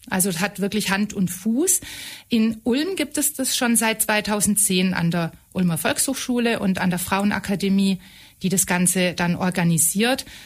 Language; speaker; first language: German; native; German